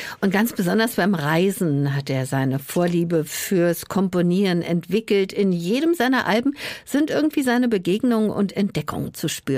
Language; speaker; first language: German; native; German